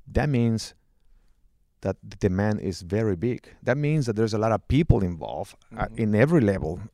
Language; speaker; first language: English; non-native, fluent; Spanish